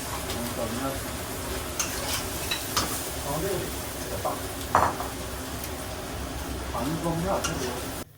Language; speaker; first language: Chinese; native; Chinese